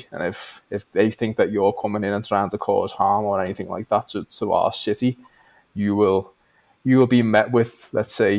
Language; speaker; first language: English; native; English